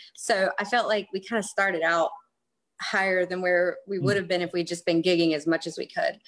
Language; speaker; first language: English; native; English